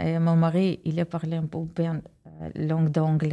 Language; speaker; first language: French; non-native, learner; Armenian